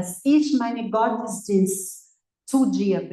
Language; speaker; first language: German; non-native, fluent; Portuguese